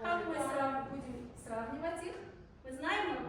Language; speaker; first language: Russian; non-native, local second language; Kyrgyz